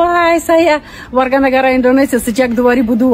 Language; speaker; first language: Indonesian; non-native, learner; Russian